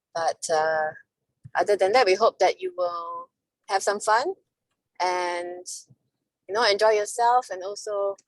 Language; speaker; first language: English; non-native, local second language; Malay